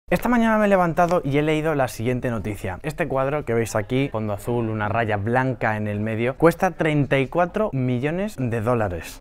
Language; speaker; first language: Spanish; native; Spanish